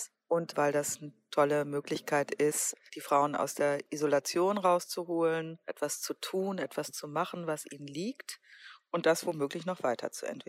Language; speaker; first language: German; native; German